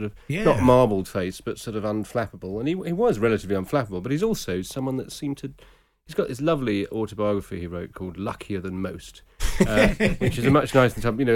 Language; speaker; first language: English; native; English